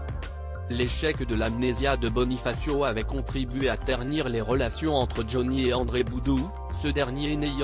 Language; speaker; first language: French; native; French